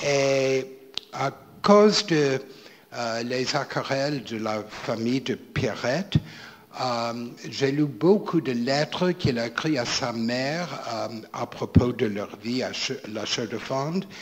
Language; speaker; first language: French; non-native, fluent; English